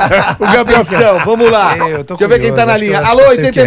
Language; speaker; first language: Portuguese; native; Portuguese